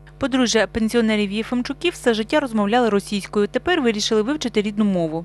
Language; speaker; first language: Ukrainian; native; Ukrainian